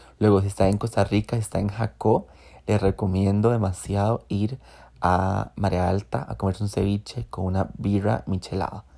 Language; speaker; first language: Spanish; native; Spanish